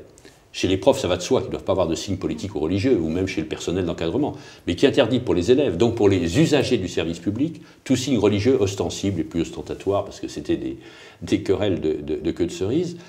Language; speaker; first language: French; native; French